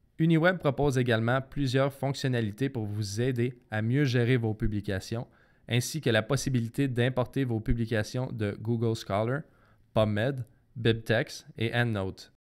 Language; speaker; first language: French; native; French